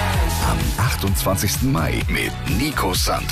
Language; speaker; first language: German; native; German